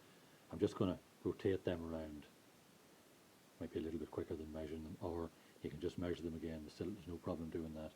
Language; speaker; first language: English; native; English